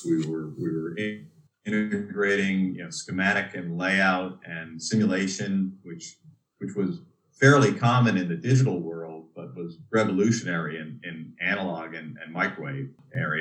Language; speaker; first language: English; native; English